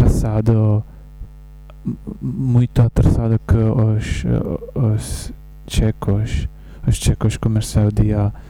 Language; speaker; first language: Portuguese; non-native, learner; Czech